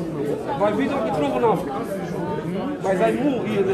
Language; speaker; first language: Dutch; non-native, learner; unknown